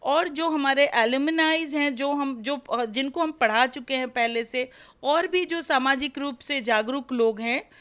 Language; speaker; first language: Hindi; native; Hindi